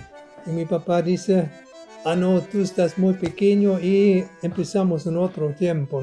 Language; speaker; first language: Spanish; non-native, learner; German